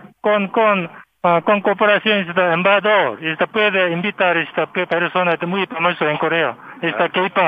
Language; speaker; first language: Spanish; non-native, learner; Korean